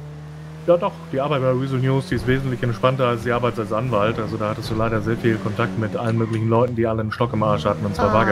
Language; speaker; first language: German; native; German